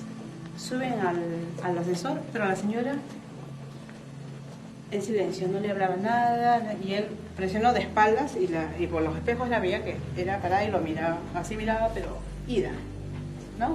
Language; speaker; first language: Spanish; native; Spanish